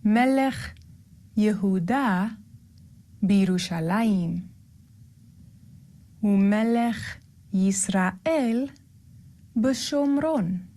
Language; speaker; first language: Hebrew; non-native, learner; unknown